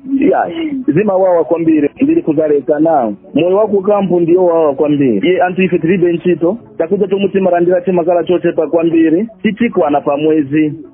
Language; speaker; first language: Nyanja; non-native, fluent; Swahili